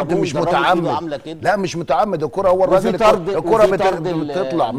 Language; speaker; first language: Arabic; native; Arabic